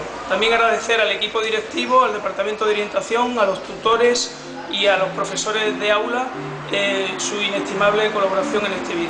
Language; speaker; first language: Spanish; native; Spanish